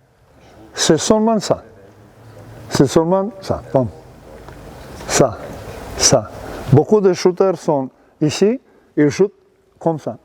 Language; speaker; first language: French; non-native, learner; Serbian